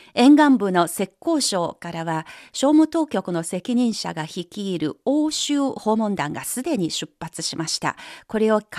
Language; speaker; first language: Japanese; non-native, fluent; Chinese